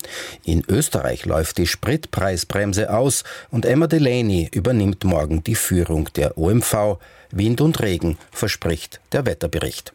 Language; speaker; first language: German; native; German